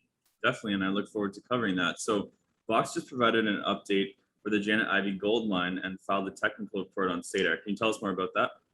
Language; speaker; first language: English; native; English